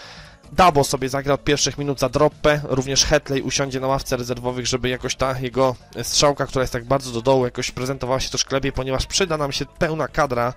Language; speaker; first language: Polish; native; Polish